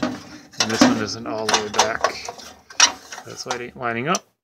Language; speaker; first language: English; native; English